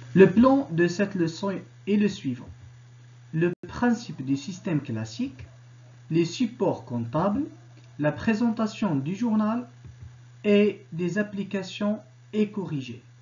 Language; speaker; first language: French; non-native, local second language; Arabic